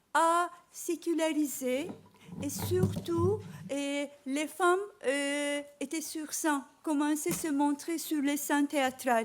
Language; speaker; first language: French; non-native, learner; Turkish